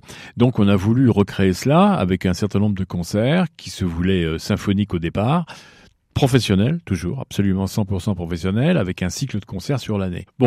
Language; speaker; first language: French; native; French